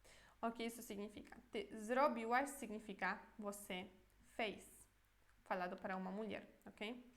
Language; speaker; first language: Portuguese; non-native, fluent; Polish